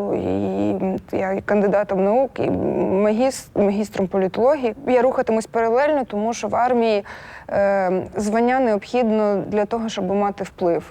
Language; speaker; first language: Ukrainian; non-native, local second language; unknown